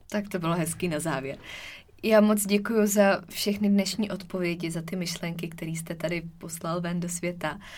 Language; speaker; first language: Czech; native; Czech